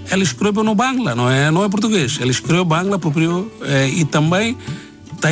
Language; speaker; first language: Portuguese; non-native, learner; Bangla